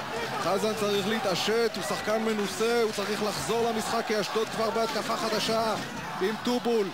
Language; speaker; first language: Hebrew; native; Hebrew